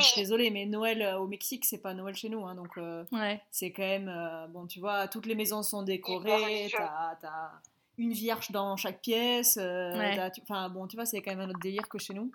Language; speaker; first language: French; native; French